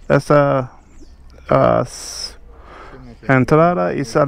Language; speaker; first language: Spanish; non-native, learner; English